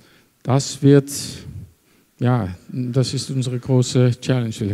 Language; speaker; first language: German; non-native, fluent; Dutch